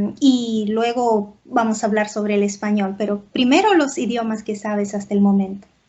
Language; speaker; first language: Spanish; native; Spanish